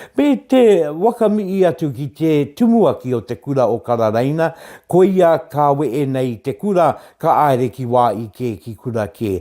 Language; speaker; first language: Māori; native; Māori